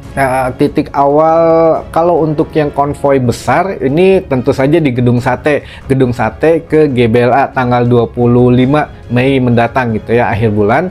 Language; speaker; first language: Indonesian; native; Indonesian